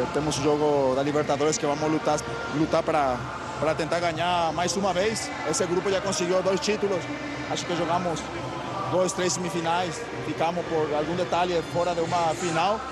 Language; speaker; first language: Portuguese; non-native, fluent; Spanish